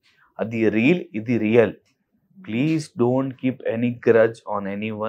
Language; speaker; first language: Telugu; non-native, local second language; Hindi